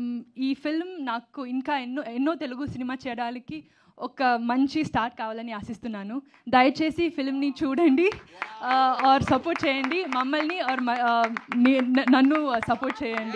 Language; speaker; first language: Telugu; non-native, learner; Tamil